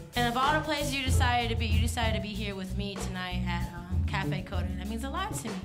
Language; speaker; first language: English; native; English